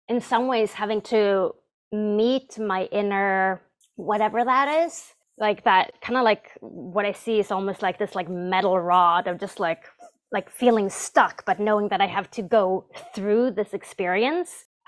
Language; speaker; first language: English; non-native, fluent; Swedish